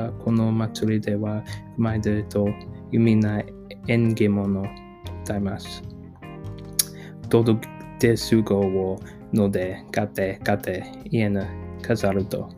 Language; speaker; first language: Japanese; non-native, learner; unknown